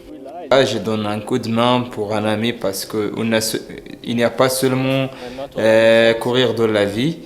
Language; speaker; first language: French; non-native, learner; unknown